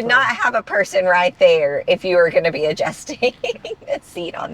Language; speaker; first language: English; native; English